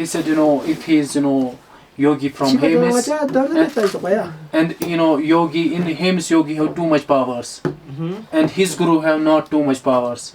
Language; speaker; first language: English; non-native, learner; Hindi